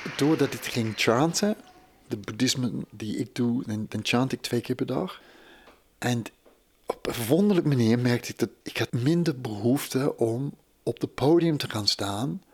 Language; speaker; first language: Dutch; non-native, fluent; English